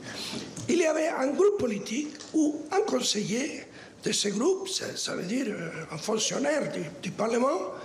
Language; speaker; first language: French; non-native, fluent; Spanish